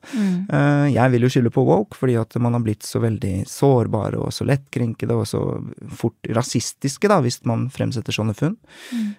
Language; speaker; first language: Norwegian; early bilingual, other home language; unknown